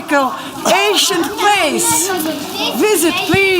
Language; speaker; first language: English; non-native, learner; Tajik